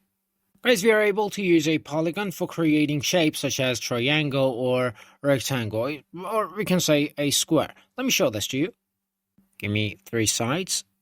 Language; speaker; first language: English; non-native, fluent; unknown